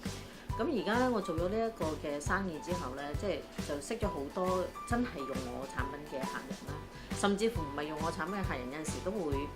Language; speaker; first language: Cantonese; native; Cantonese